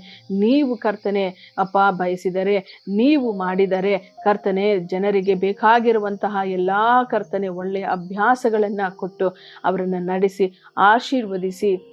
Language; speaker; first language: Kannada; native; Kannada